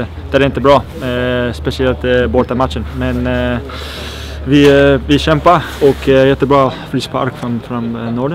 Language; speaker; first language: Swedish; non-native, learner; English